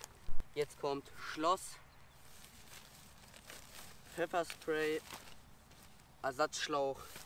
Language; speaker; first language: German; native; German